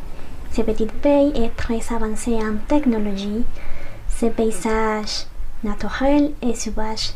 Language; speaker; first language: French; non-native, learner; Spanish